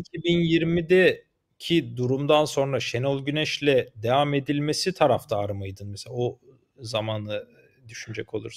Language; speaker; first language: Turkish; native; Turkish